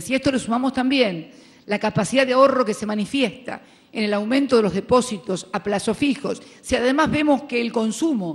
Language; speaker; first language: Spanish; native; Spanish